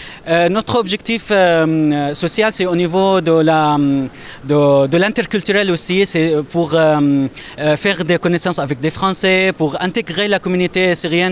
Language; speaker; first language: French; non-native, fluent; Arabic